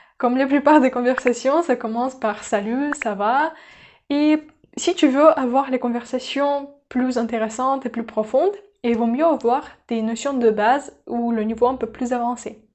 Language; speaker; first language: French; non-native, fluent; Russian